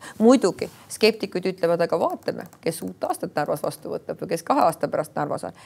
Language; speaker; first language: Estonian; native; Estonian